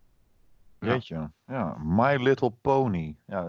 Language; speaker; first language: Dutch; native; Dutch